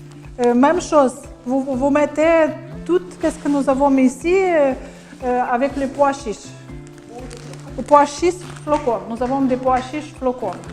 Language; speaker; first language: French; non-native, learner; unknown